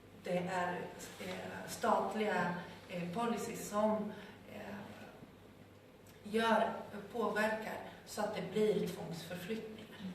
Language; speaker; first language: Swedish; non-native, fluent; Spanish